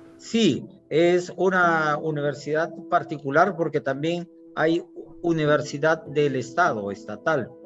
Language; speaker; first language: Spanish; native; Spanish